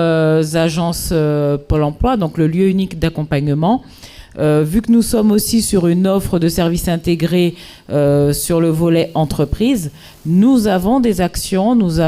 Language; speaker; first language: French; native; French